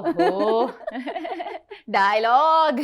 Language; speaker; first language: Telugu; non-native, learner; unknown